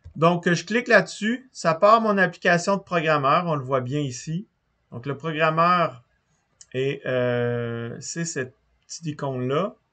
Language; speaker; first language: French; native; French